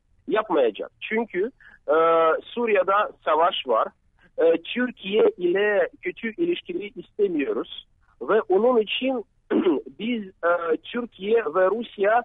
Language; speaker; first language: Turkish; non-native, fluent; Russian